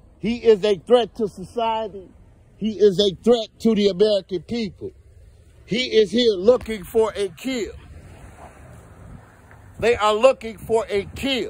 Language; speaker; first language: English; native; English